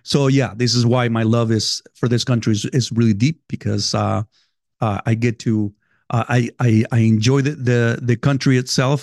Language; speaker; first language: English; non-native, fluent; Spanish